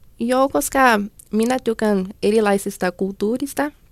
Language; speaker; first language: Finnish; non-native, learner; Portuguese